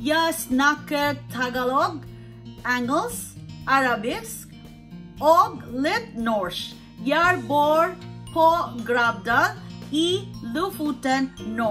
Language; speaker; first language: Norwegian; non-native, learner; Filipino